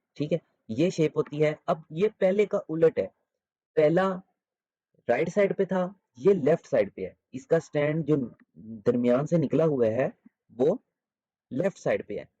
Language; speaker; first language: Urdu; native; Urdu